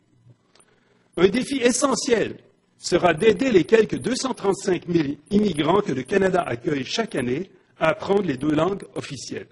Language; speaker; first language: French; native; French